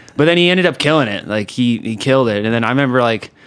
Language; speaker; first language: English; native; English